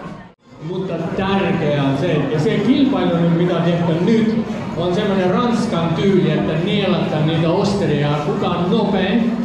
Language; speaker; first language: Finnish; non-native, fluent; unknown